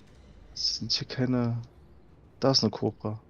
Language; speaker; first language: German; native; German